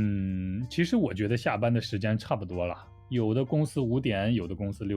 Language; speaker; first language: Chinese; native; Chinese